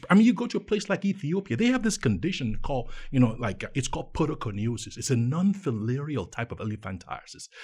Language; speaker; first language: English; non-native, local second language; Yoruba